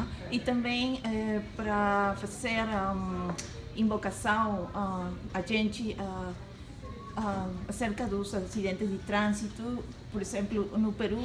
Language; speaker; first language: Portuguese; non-native, learner; Spanish